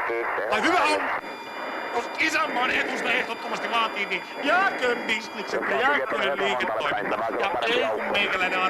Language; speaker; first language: Finnish; native; Finnish